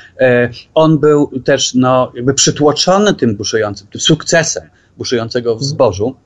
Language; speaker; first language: Polish; native; Polish